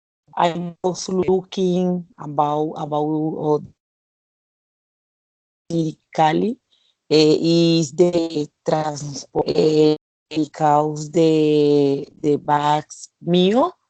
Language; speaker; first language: English; non-native, learner; Spanish